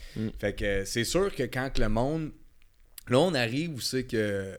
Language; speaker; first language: French; native; French